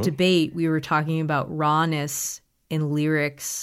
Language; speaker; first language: English; native; English